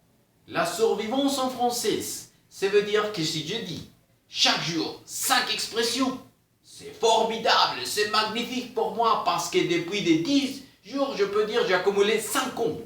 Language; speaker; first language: French; non-native, fluent; Spanish